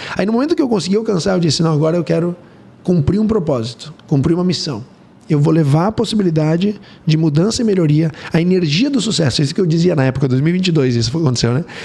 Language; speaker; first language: Portuguese; early bilingual, heritage; Portuguese